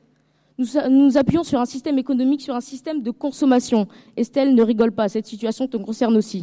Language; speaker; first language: French; early bilingual, heritage; French